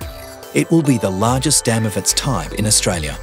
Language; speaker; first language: English; native; English